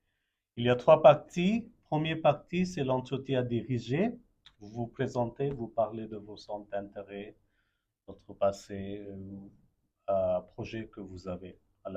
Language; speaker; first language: French; non-native, fluent; Bangla